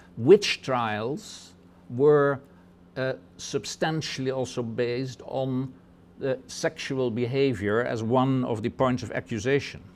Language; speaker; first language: English; non-native, fluent; Dutch